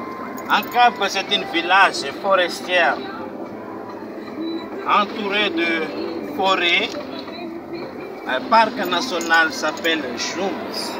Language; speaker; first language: French; non-native, local second language; Malagasy